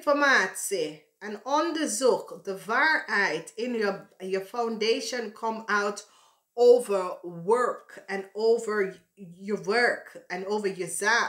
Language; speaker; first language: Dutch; non-native, learner; English